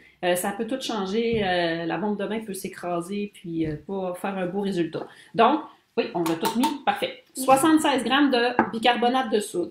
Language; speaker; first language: French; native; French